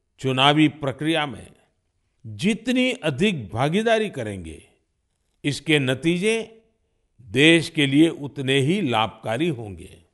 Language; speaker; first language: Hindi; non-native, local second language; Gujarati